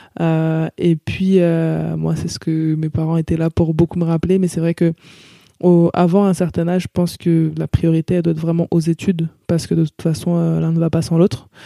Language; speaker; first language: French; native; French